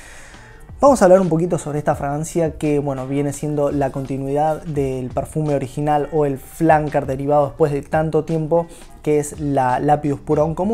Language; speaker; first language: Spanish; native; Spanish